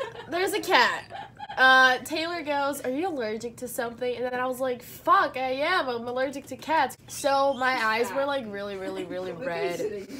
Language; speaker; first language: English; non-native, fluent; Portuguese